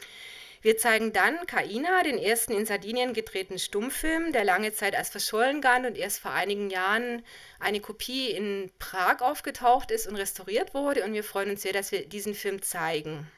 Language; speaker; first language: German; native; German